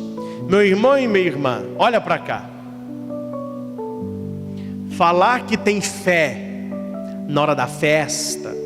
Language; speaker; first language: Portuguese; native; Portuguese